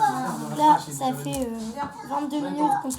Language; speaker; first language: French; native; French